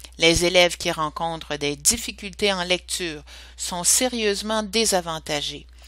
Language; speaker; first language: French; native; French